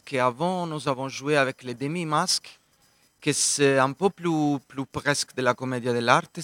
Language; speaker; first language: French; non-native, local second language; Italian